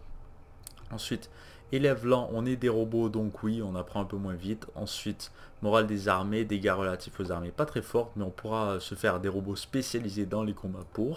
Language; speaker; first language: French; native; French